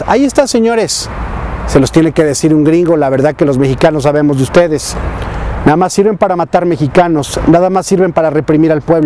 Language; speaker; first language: Spanish; native; Spanish